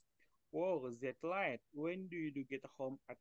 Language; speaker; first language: English; non-native, learner; Indonesian